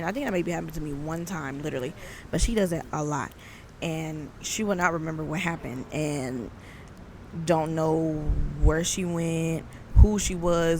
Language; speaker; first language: English; native; English